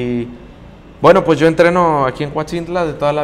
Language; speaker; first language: Spanish; native; Spanish